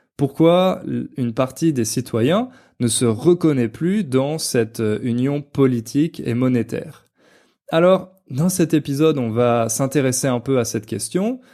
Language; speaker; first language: French; native; French